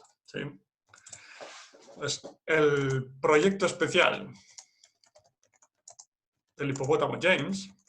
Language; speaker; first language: Spanish; non-native, fluent; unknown